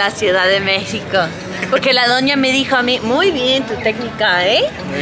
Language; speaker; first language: Spanish; non-native, fluent; English